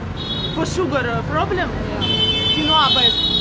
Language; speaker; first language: English; non-native, learner; Russian